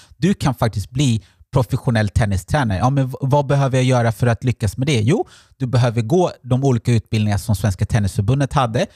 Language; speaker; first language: Swedish; early bilingual, other home language; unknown